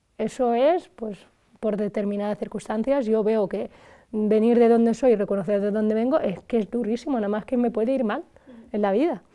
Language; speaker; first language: Spanish; early bilingual, other home language; Arabic